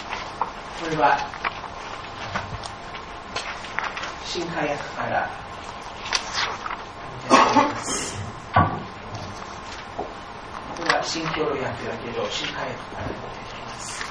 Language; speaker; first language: Japanese; non-native, fluent; English